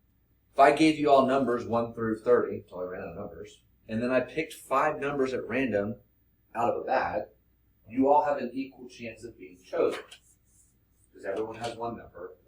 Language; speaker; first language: English; native; English